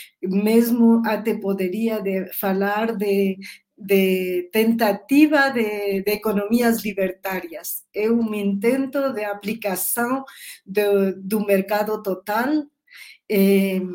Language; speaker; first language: Portuguese; non-native, learner; Spanish